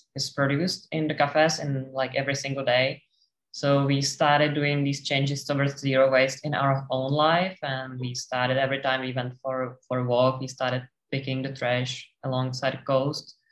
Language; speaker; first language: English; non-native, fluent; Czech